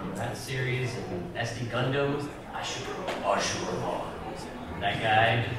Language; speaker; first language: English; native; English